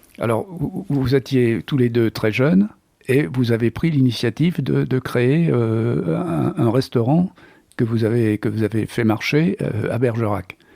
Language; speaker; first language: French; native; French